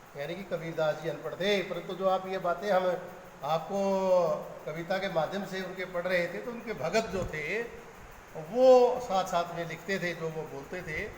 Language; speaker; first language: Hindi; native; Hindi